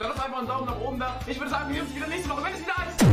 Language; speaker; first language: German; native; German